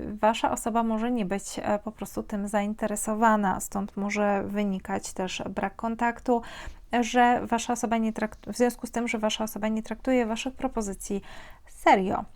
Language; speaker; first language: Polish; native; Polish